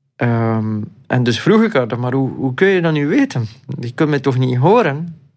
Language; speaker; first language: Dutch; native; Dutch